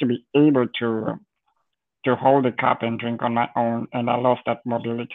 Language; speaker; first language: English; non-native, local second language; Shona